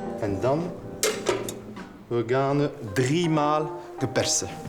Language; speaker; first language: Dutch; non-native, learner; French